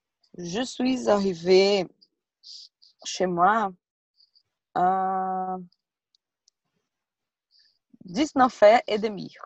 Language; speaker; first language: French; non-native, learner; Portuguese